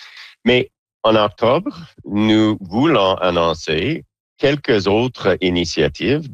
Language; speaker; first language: French; non-native, learner; English